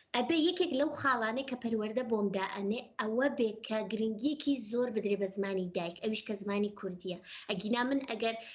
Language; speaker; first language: Central Kurdish; non-native, local second language; Gurani